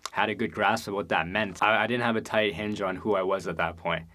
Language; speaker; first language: English; native; English